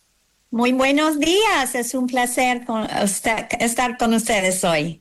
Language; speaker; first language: Spanish; non-native, learner; English